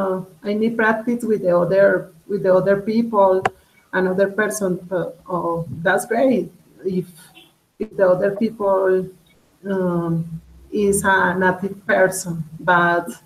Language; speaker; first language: English; non-native, learner; Spanish